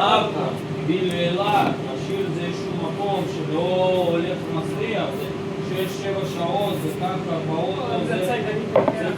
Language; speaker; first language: Hebrew; non-native, learner; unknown